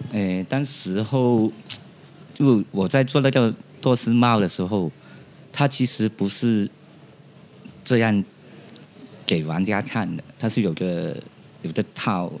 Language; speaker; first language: Chinese; non-native, local second language; Cantonese